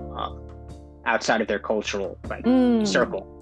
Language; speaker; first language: English; native; English